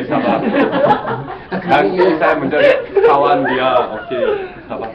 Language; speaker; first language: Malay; non-native, learner; Korean